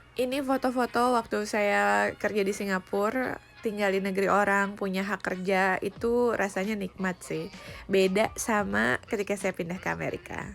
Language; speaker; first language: Indonesian; native; Indonesian